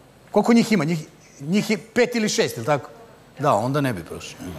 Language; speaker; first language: Serbian; native; Serbian